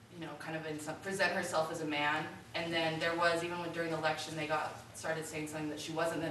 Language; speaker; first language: English; native; English